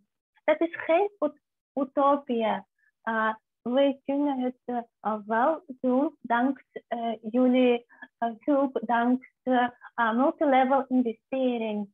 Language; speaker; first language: Dutch; non-native, fluent; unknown